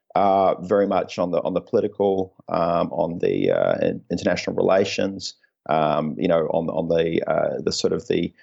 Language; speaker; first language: English; native; English